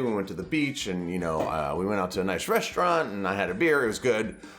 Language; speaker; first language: English; native; English